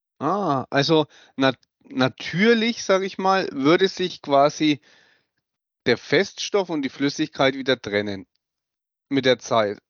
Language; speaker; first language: German; native; German